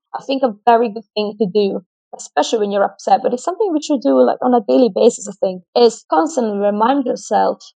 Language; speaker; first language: English; non-native, fluent; Italian